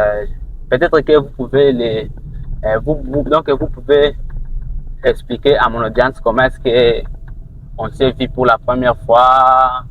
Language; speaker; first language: French; non-native, local second language; Rundi